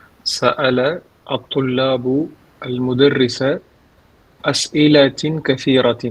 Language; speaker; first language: Arabic; non-native, learner; Tamil